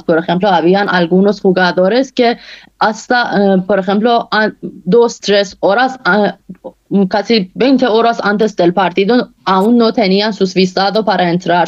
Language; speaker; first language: Spanish; non-native, fluent; Persian